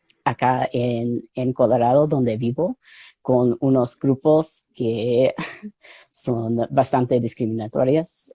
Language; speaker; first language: Spanish; non-native, fluent; English